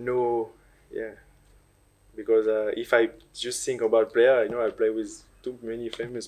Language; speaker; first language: English; non-native, learner; French